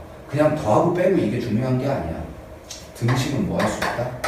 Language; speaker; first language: Korean; native; Korean